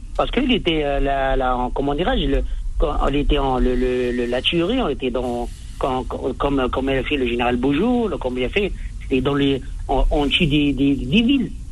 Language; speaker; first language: French; non-native, local second language; Arabic